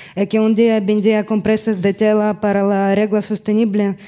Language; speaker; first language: Spanish; non-native, fluent; Russian